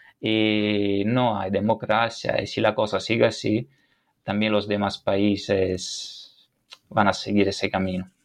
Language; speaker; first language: Spanish; non-native, fluent; Italian